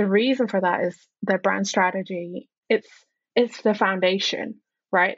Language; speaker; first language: English; non-native, local second language; Cantonese